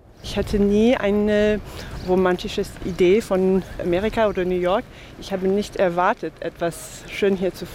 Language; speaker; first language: German; non-native, fluent; English